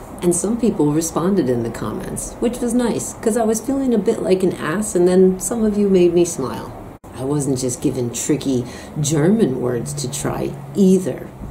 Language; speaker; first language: English; native; English